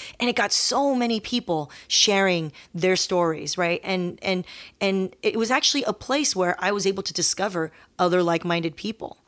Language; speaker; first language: English; early bilingual, other home language; Chinese